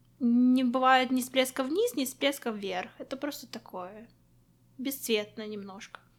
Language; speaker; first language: Russian; non-native, local second language; Ukrainian